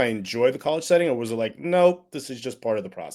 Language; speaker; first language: English; native; English